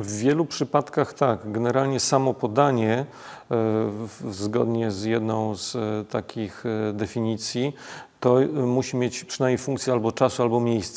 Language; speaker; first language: Polish; native; Polish